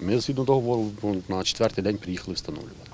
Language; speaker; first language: Ukrainian; native; Ukrainian